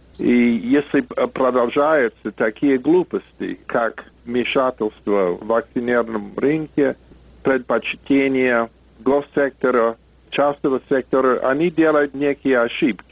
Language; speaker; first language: Russian; non-native, fluent; English